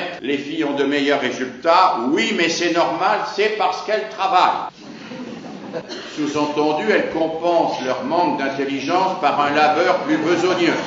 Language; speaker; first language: French; native; French